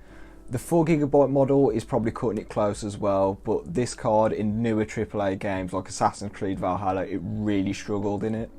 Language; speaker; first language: English; native; English